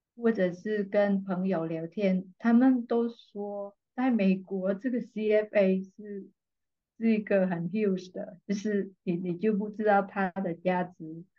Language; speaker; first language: Chinese; non-native, fluent; Vietnamese